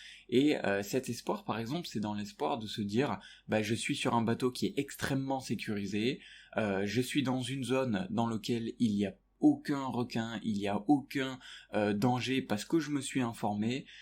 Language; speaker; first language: French; native; French